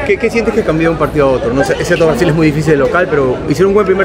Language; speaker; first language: Spanish; native; Spanish